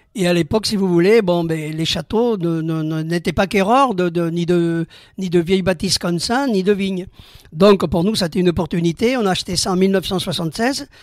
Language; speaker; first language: French; early bilingual, other home language; Spanish